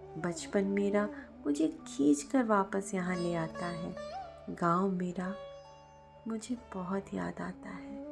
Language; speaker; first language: Hindi; native; Hindi